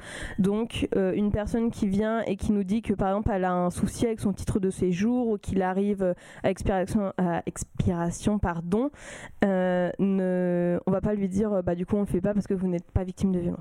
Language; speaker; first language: French; native; French